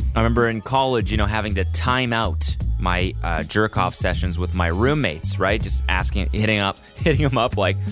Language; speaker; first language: English; native; English